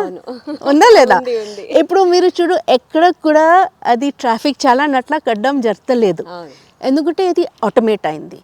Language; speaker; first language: Telugu; non-native, local second language; Hindi